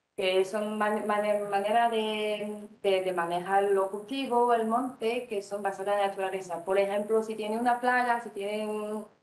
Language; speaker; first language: Spanish; non-native, fluent; French